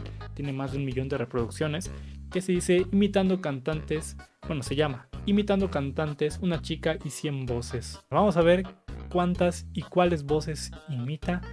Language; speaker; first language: Spanish; native; Spanish